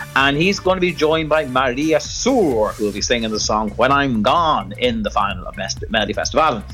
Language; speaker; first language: English; native; English